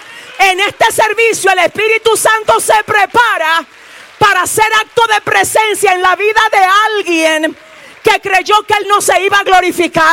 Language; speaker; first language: Spanish; native; Spanish